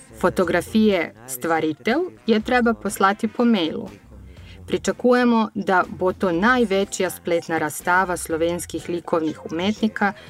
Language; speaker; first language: Slovenian; early bilingual, heritage; Serbian